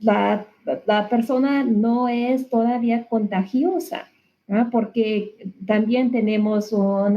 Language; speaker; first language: Spanish; non-native, learner; English